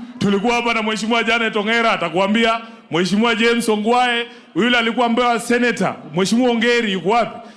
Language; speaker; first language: Swahili; non-native, local second language; Luyia